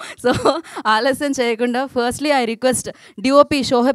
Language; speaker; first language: Telugu; native; Telugu